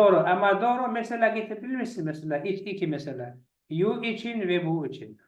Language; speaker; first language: Turkish; non-native, learner; Chechen